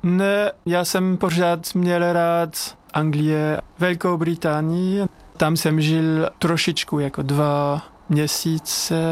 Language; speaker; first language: Czech; non-native, fluent; French